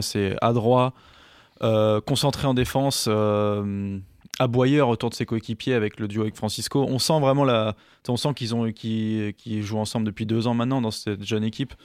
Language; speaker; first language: French; native; French